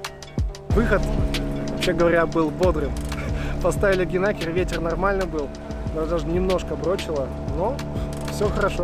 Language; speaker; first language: Russian; native; Russian